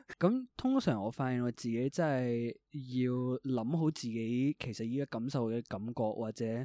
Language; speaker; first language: Cantonese; early bilingual, other home language; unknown